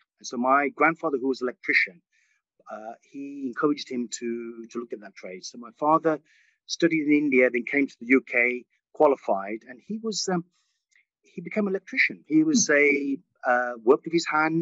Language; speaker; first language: English; early bilingual, other home language; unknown